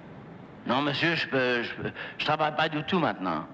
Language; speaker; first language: French; non-native, fluent; English